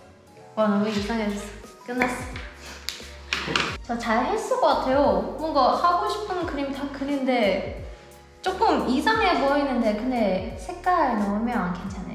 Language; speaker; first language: Korean; non-native, learner; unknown